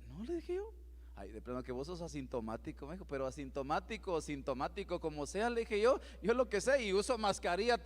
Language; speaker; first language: Spanish; native; Spanish